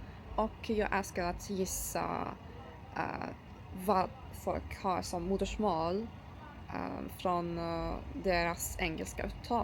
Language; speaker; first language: Swedish; non-native, learner; Turkish